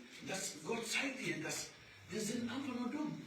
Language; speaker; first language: German; non-native, learner; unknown